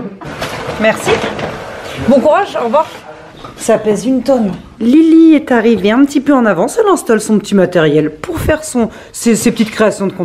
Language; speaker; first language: French; native; French